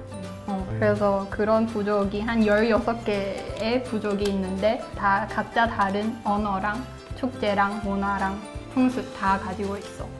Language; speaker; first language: Korean; non-native, fluent; Chinese